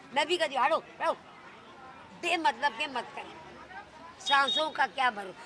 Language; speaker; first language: Hindi; native; Hindi